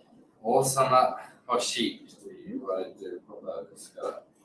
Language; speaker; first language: Japanese; non-native, fluent; English